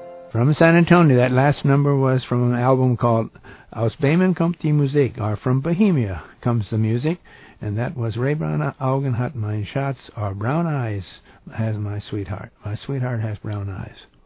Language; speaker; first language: English; native; English